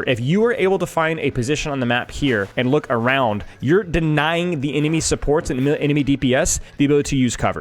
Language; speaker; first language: English; native; English